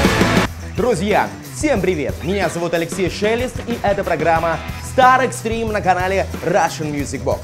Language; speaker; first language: Russian; native; Russian